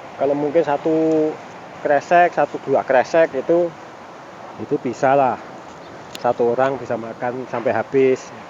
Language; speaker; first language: Indonesian; non-native, local second language; Javanese